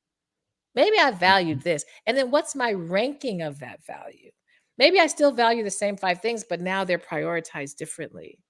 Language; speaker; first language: English; native; English